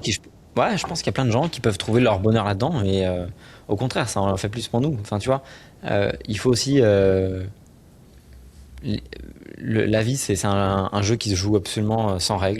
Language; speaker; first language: French; native; French